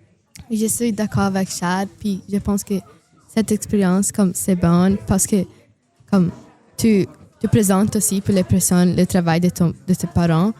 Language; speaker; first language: French; non-native, learner; Portuguese